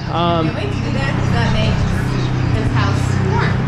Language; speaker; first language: English; native; English